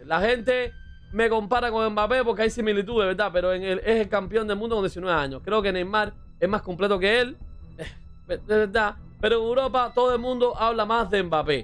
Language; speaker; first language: Spanish; native; Spanish